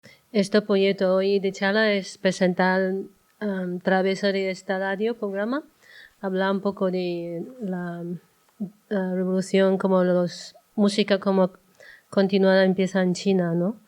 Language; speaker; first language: Spanish; non-native, learner; Chinese